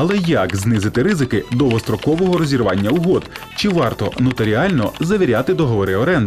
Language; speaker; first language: Ukrainian; native; Ukrainian